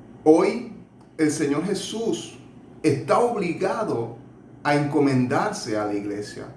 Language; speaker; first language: Spanish; native; Spanish